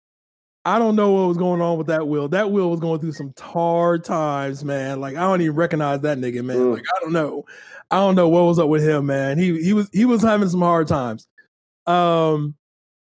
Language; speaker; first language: English; native; English